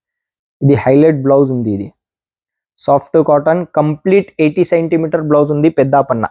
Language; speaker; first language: Telugu; non-native, local second language; Urdu